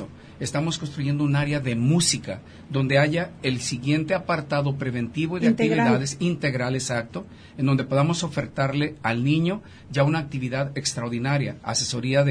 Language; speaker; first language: Spanish; native; Spanish